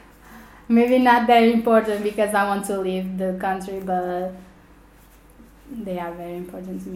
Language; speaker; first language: English; non-native, fluent; Portuguese